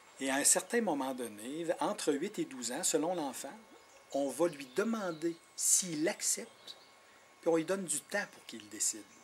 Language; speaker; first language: French; non-native, local second language; Innu-aimun